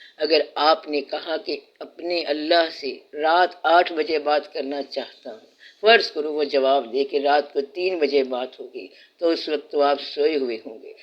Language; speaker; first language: Urdu; non-native, local second language; Punjabi